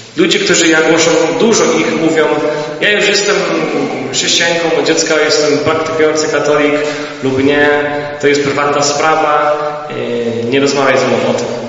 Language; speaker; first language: Polish; early bilingual, heritage; Polish